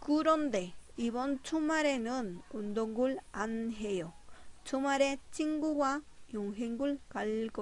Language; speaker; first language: Korean; non-native, fluent; Spanish